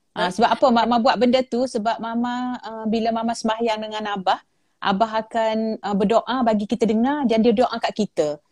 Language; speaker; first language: Malay; native; Malay